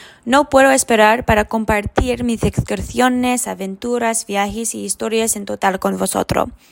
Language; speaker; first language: Spanish; non-native, learner; English